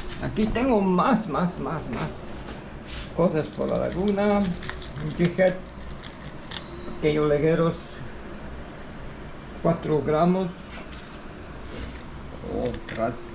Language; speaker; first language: Spanish; non-native, fluent; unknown